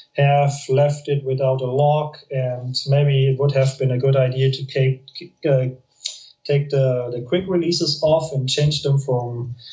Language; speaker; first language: English; non-native, fluent; German